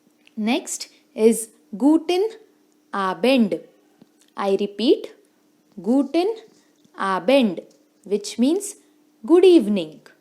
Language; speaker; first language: English; non-native, local second language; Hindi